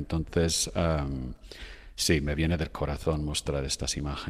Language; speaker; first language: Spanish; non-native, fluent; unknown